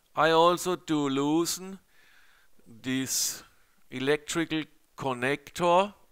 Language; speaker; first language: English; non-native, learner; German